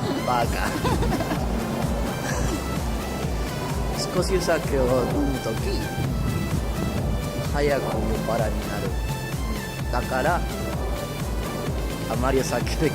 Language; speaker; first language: Japanese; non-native, learner; Spanish